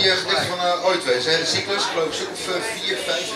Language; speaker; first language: Dutch; native; Dutch